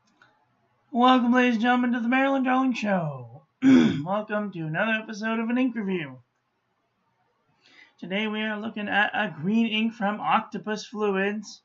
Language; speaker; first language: English; native; English